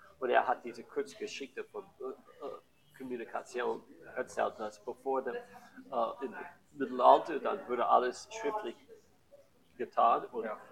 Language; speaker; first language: German; non-native, fluent; English